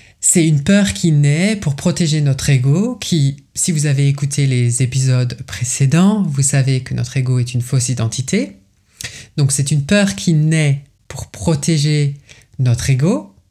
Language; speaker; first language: French; native; French